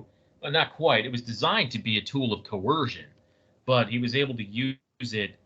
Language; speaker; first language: English; native; English